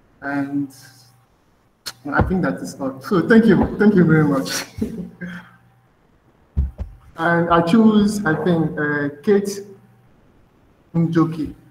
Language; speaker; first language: English; non-native, fluent; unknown